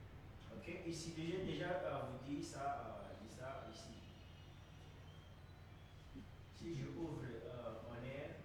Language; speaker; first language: French; non-native, learner; Portuguese